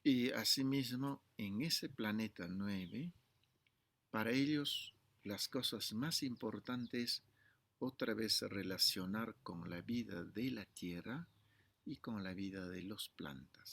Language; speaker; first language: Spanish; non-native, fluent; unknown